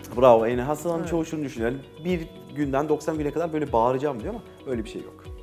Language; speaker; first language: Turkish; early bilingual, heritage; Turkish